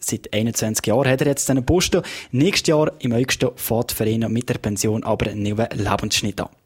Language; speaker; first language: German; native; German